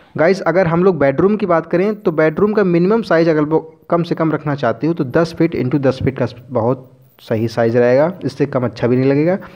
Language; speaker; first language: Hindi; native; Hindi